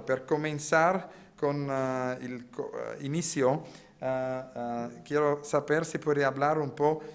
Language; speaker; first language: Spanish; non-native, learner; Italian